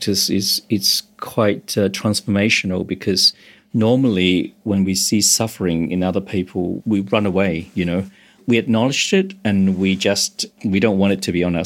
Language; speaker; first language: English; non-native, local second language; Cantonese